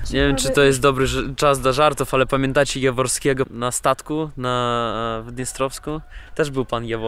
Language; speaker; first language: Polish; non-native, learner; Russian